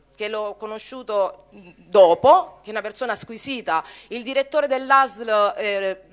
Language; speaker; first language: Italian; native; Italian